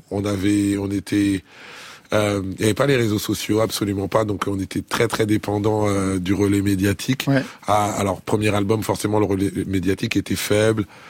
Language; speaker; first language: French; early bilingual, other home language; Lingala